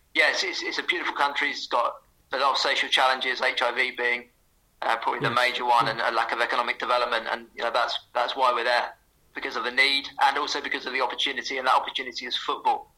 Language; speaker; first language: English; native; English